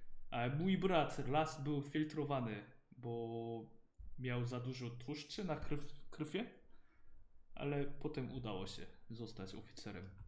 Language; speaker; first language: Polish; non-native, learner; Korean